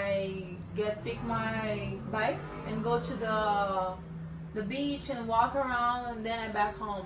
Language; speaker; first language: English; non-native, learner; Portuguese